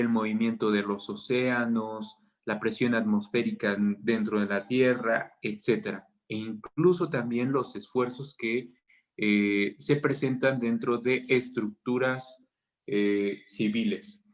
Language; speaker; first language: Spanish; native; Spanish